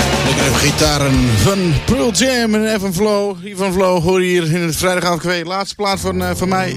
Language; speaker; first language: Dutch; native; Dutch